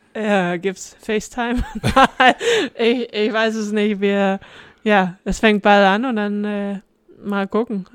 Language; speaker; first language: German; early bilingual, heritage; Danish